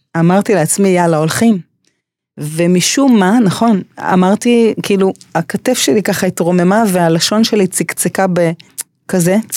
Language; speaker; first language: Hebrew; early bilingual, other home language; English